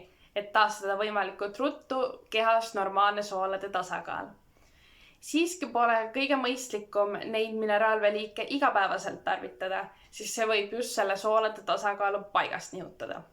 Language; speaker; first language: Estonian; native; Estonian